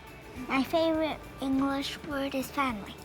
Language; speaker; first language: English; non-native, fluent; Vietnamese